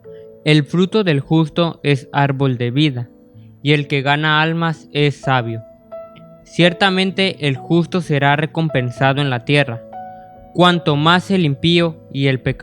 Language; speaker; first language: Spanish; native; Spanish